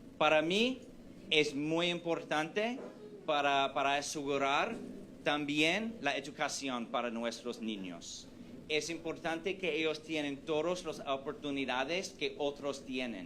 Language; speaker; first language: Spanish; non-native, fluent; English